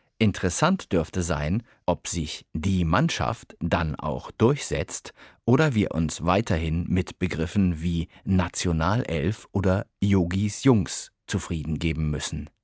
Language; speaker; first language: German; native; German